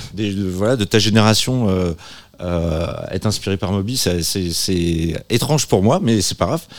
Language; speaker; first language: French; native; French